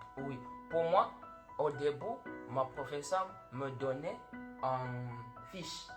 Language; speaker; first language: French; non-native, learner; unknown